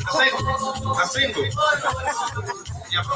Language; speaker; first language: Spanish; non-native, learner; Haitian Creole